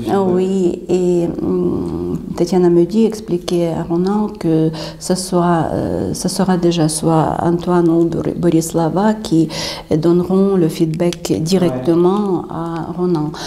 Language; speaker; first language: French; non-native, fluent; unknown